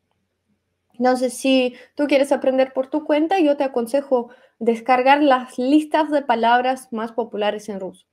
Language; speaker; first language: Spanish; non-native, fluent; Russian